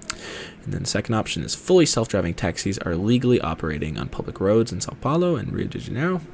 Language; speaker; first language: English; native; English